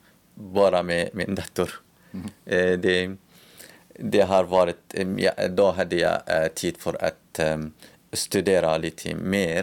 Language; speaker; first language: Swedish; non-native, learner; Arabic